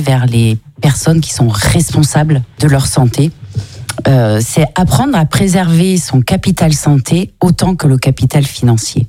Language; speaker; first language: French; native; French